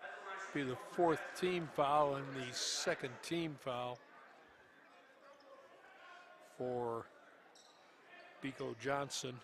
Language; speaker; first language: English; native; English